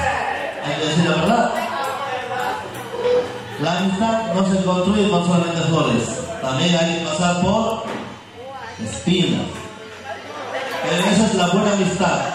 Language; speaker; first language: Spanish; native; Spanish